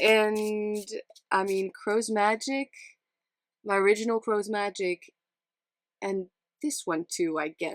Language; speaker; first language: English; non-native, fluent; Dutch